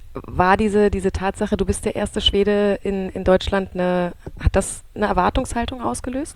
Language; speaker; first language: German; native; German